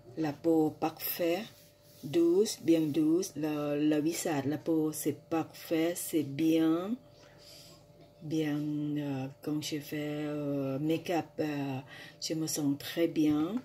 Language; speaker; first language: French; non-native, learner; Thai